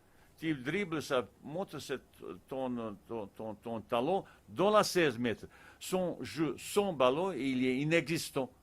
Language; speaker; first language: French; non-native, fluent; Bosnian